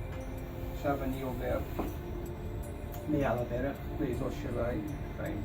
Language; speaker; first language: Hebrew; non-native, fluent; English